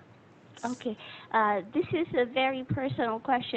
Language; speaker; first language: English; non-native, fluent; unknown